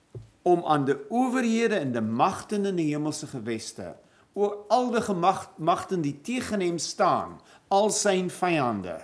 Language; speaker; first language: Dutch; non-native, fluent; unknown